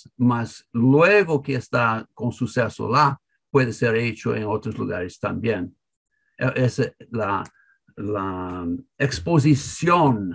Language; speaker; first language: Spanish; non-native, learner; English